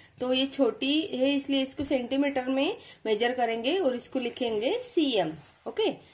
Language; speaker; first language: Hindi; non-native, local second language; Marathi